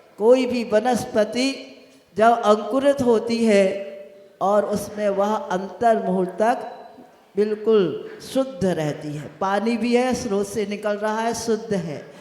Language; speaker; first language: Hindi; native; Hindi